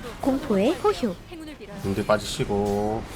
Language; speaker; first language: Korean; native; Korean